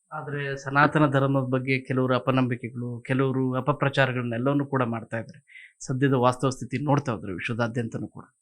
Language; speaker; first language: Kannada; native; Kannada